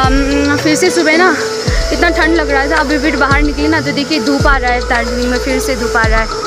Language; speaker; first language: Hindi; non-native, local second language; Nepali